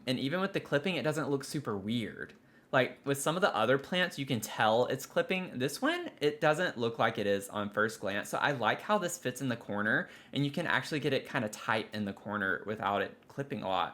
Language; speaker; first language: English; native; English